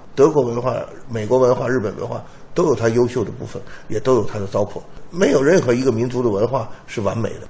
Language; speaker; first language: Chinese; native; Chinese